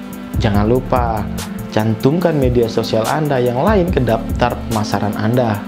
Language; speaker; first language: Indonesian; native; Indonesian